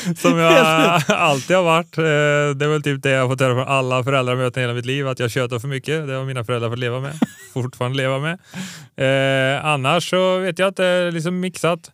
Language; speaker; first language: Swedish; native; Swedish